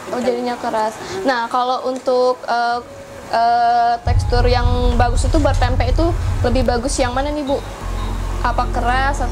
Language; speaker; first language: Indonesian; native; Indonesian